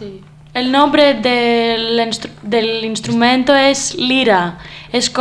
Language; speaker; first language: Spanish; non-native, learner; Greek